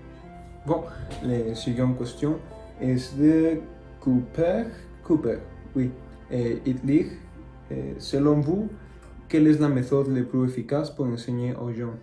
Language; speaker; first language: French; non-native, learner; Spanish